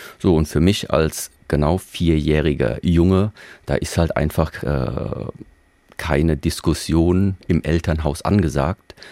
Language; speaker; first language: German; early bilingual, other home language; Vietnamese